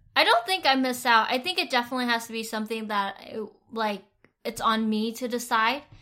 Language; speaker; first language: English; non-native, fluent; Vietnamese